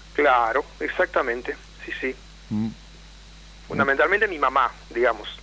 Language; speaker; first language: Spanish; native; Spanish